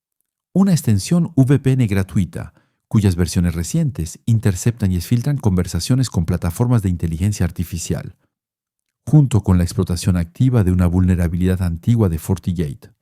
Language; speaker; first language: Spanish; non-native, fluent; French